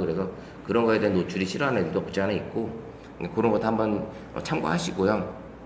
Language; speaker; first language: Korean; native; Korean